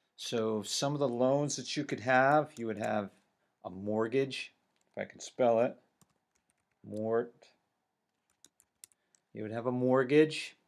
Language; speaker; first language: English; native; English